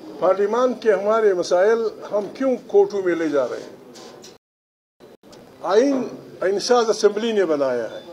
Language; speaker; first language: Urdu; non-native, local second language; Pashto